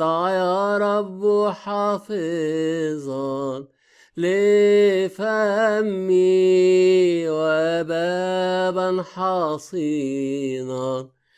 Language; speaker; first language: Arabic; native; Arabic